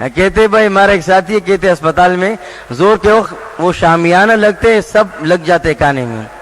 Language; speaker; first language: Urdu; non-native, local second language; Pashto